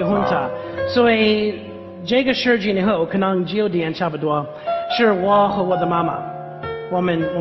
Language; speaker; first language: Chinese; non-native, learner; English